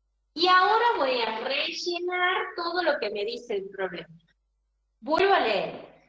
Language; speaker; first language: Spanish; native; Spanish